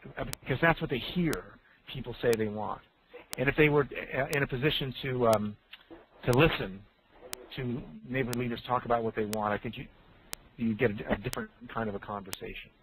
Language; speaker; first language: English; native; English